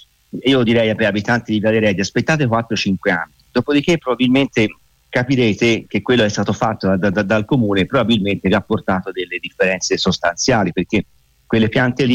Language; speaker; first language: Italian; native; Italian